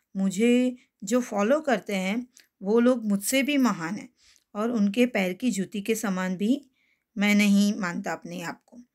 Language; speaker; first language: Hindi; non-native, local second language; Gujarati